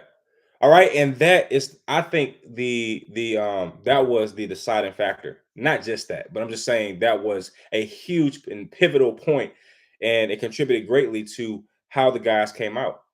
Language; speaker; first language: English; native; English